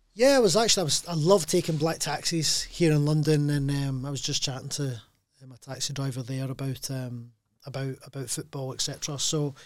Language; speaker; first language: English; native; English